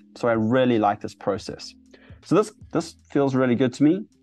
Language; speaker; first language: English; native; English